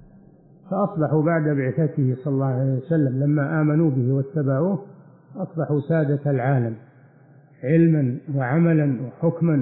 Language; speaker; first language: Arabic; native; Arabic